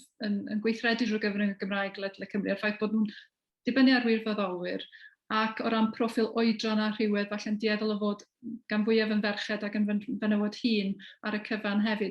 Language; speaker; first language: Welsh; native; Welsh